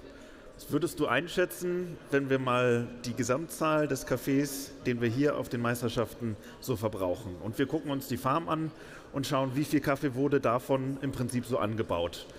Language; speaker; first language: German; native; German